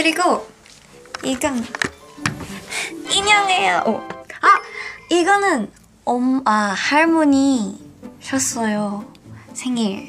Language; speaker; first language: Korean; non-native, learner; Thai